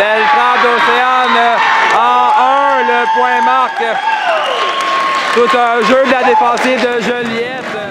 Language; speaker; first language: French; native; French